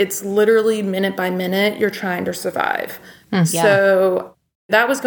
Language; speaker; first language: English; native; English